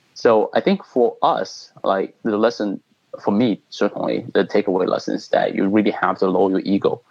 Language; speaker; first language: English; non-native, fluent; Chinese